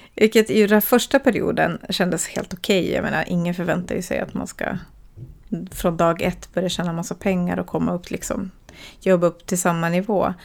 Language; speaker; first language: Swedish; native; Swedish